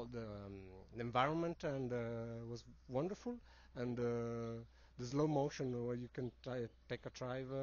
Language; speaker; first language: English; non-native, learner; Italian